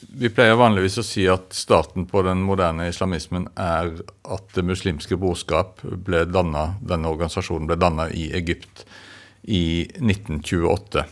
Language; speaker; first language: Norwegian; native; Norwegian